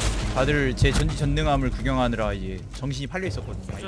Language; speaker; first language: Korean; native; Korean